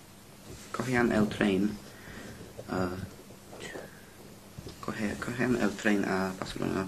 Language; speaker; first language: Spanish; non-native, learner; English